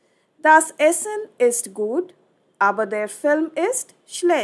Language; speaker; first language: German; non-native, fluent; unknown